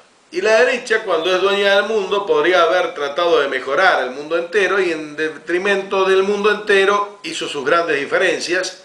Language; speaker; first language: Spanish; native; Spanish